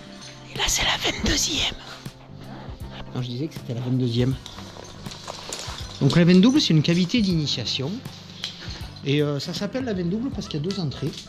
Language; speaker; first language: French; native; French